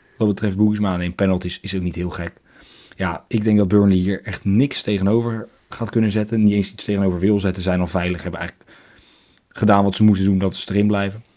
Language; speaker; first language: Dutch; native; Dutch